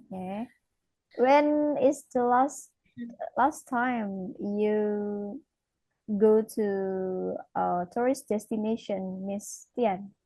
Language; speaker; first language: English; non-native, fluent; Indonesian